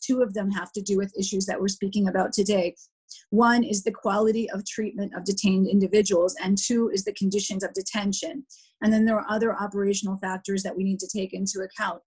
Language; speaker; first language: English; native; English